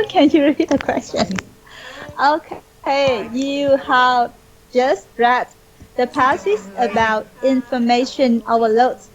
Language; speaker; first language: English; non-native, fluent; Vietnamese